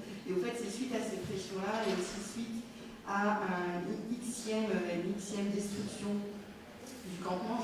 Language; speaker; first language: French; native; French